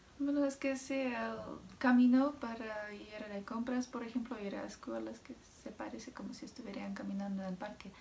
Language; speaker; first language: Spanish; non-native, fluent; Czech